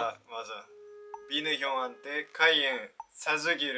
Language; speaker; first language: Korean; non-native, fluent; Japanese